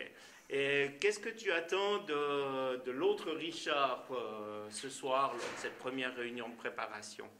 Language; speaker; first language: French; native; French